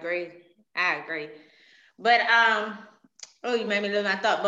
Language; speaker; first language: English; native; English